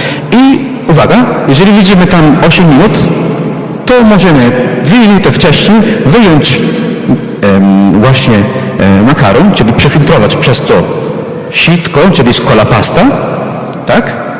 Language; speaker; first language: Polish; non-native, fluent; Italian